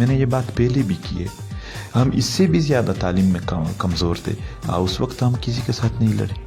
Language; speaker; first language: Urdu; non-native, local second language; Pashto